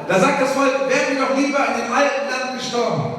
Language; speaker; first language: German; native; German